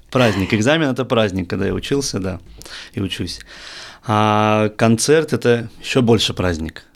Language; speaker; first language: Russian; native; Russian